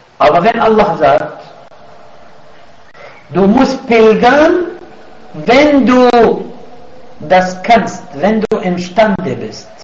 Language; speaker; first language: German; non-native, fluent; Arabic